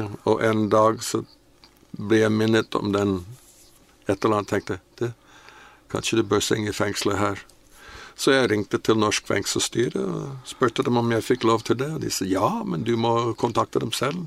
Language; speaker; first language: Norwegian; non-native, fluent; English